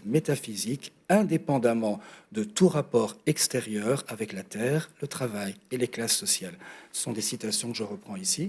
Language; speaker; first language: French; native; French